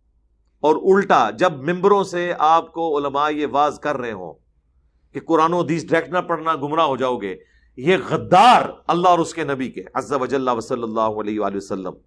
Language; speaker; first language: Urdu; native; Urdu